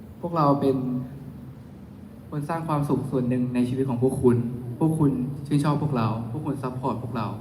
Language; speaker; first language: Thai; native; Thai